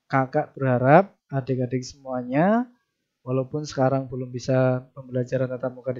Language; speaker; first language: Indonesian; native; Indonesian